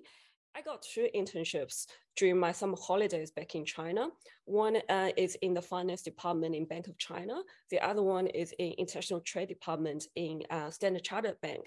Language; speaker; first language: English; non-native, fluent; Chinese